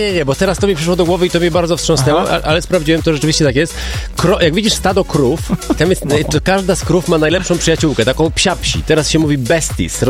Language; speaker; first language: Polish; native; Polish